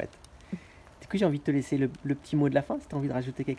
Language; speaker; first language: French; native; French